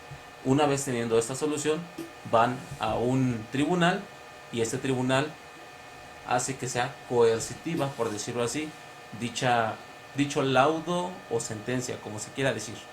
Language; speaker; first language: Spanish; native; Spanish